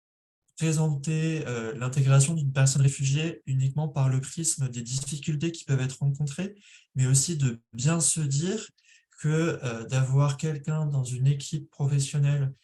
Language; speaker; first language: French; native; French